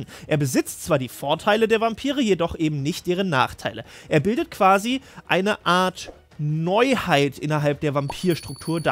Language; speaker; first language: German; native; German